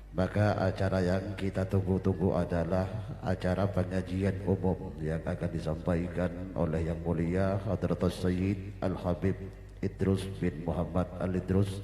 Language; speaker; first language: Indonesian; non-native, local second language; Madurese